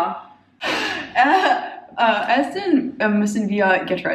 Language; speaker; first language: German; non-native, learner; English